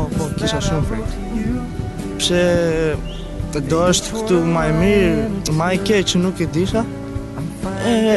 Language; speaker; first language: Albanian; early bilingual, heritage; Albanian